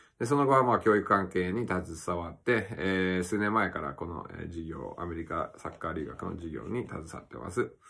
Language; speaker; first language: Japanese; early bilingual, other home language; English